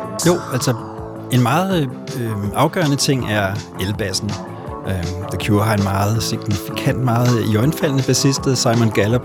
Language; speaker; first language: Danish; native; Danish